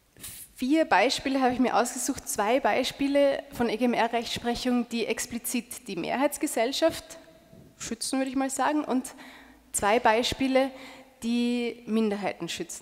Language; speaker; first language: German; native; German